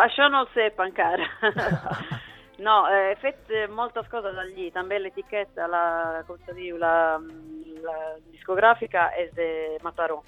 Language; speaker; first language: Catalan; non-native, local second language; Italian